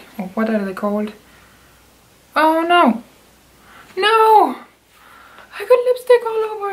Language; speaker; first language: English; non-native, fluent; Danish